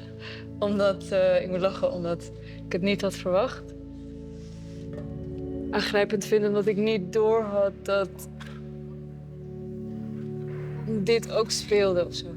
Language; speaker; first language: Dutch; early bilingual, other home language; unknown